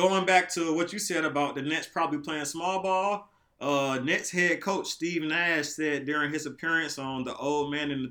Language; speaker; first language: English; native; English